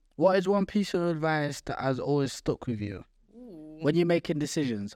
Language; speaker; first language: English; early bilingual, other home language; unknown